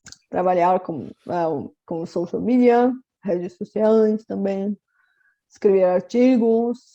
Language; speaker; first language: Portuguese; non-native, fluent; Bulgarian